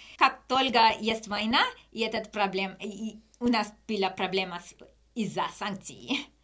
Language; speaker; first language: Russian; non-native, learner; English